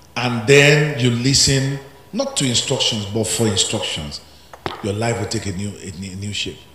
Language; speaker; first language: English; non-native, local second language; Yoruba